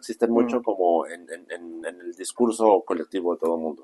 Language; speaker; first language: Spanish; native; Spanish